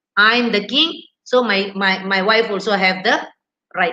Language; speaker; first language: English; non-native, local second language; Malay